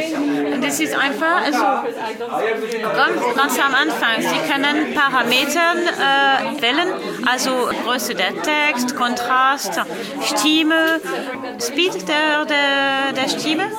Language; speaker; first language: German; non-native, learner; French